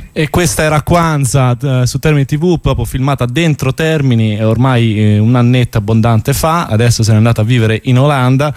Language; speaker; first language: Italian; native; Italian